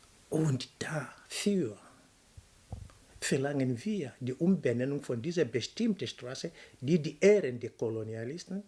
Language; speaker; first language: German; non-native, fluent; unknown